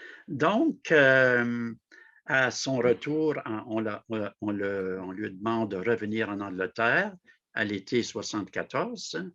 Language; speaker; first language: French; native; French